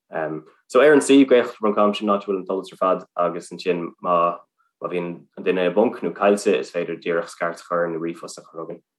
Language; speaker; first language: Irish; non-native, local second language; English